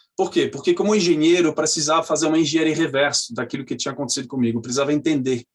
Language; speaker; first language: Portuguese; non-native, fluent; French